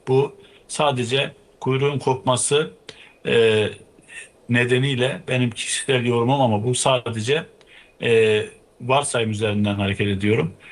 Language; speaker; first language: Turkish; native; Turkish